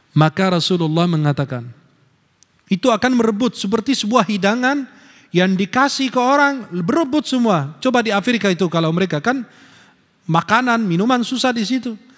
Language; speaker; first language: Indonesian; non-native, fluent; Arabic